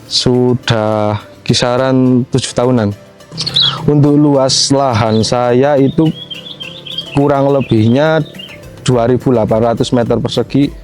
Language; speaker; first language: Indonesian; non-native, local second language; Javanese